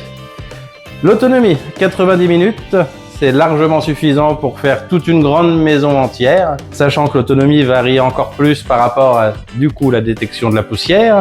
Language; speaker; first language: French; native; French